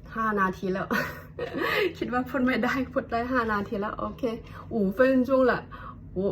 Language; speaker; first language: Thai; non-native, fluent; Hakka Chinese